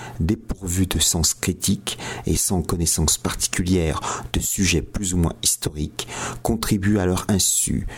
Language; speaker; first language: French; native; French